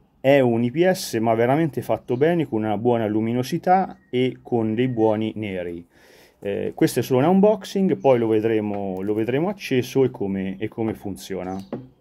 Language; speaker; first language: Italian; native; Italian